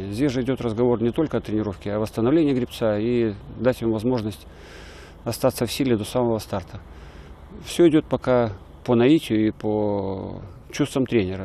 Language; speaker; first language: Russian; native; Russian